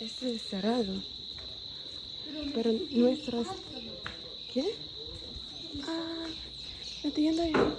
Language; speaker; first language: Spanish; non-native, learner; English